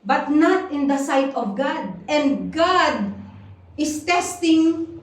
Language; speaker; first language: English; non-native, local second language; Filipino